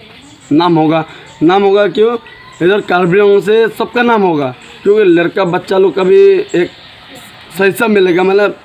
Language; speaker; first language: Hindi; non-native, local second language; Karbi